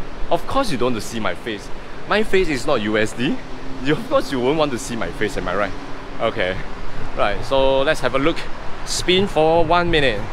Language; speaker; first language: English; non-native, local second language; Chinese